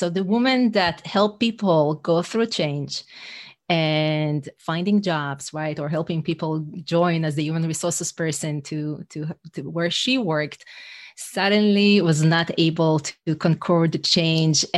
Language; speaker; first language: English; non-native, fluent; Hebrew